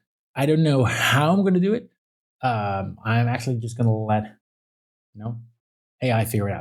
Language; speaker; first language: English; non-native, fluent; Dutch